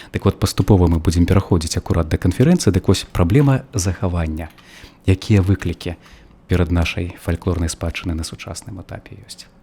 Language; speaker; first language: Belarusian; native; Belarusian